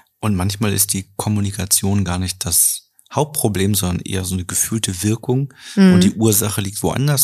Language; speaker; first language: German; native; German